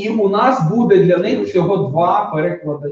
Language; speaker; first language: Ukrainian; native; Ukrainian